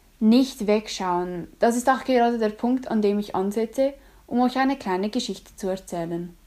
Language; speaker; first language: German; native; German